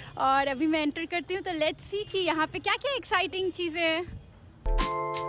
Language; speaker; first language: Hindi; native; Hindi